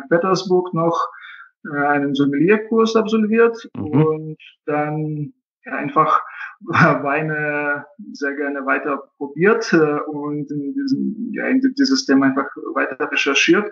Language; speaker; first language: German; non-native, fluent; Russian